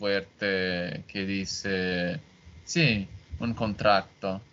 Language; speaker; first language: Spanish; non-native, learner; Portuguese